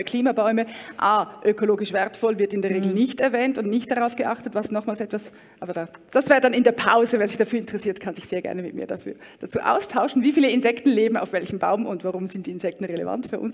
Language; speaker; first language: German; native; German